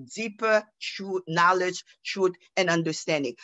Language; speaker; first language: English; non-native, fluent; Haitian Creole